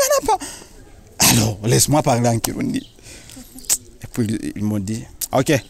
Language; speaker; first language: French; non-native, learner; Rundi